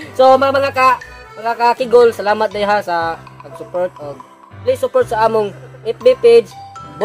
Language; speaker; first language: Cebuano; native; Cebuano